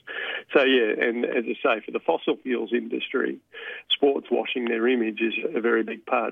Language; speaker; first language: English; native; English